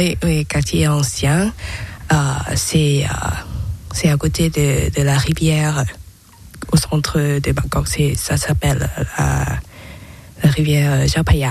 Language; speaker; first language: French; non-native, learner; Thai